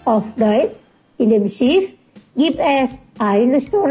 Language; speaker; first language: German; non-native, fluent; Indonesian